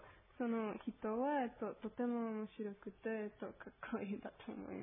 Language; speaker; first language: Japanese; non-native, learner; Spanish